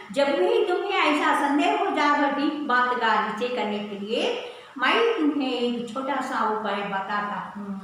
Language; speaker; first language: Hindi; non-native, local second language; Telugu